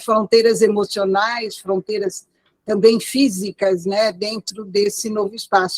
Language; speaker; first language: Portuguese; native; Portuguese